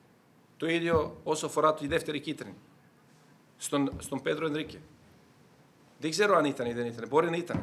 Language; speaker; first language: Greek; non-native, fluent; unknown